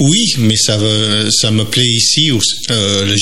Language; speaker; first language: French; non-native, fluent; English